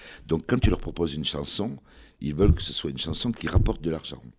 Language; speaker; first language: French; early bilingual, other home language; Kabyle